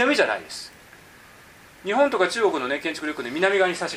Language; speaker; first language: Japanese; native; Japanese